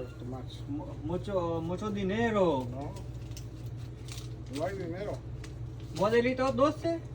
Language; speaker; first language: Spanish; non-native, learner; Gujarati